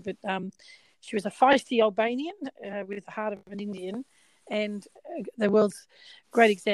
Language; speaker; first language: English; native; English